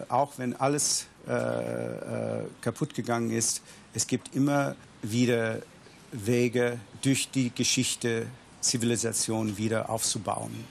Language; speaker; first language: German; non-native, fluent; English